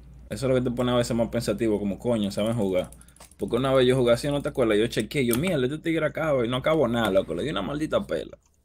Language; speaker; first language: Spanish; early bilingual, heritage; Spanish